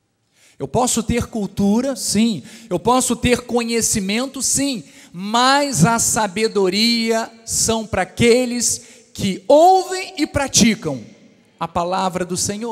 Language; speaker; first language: Portuguese; native; Portuguese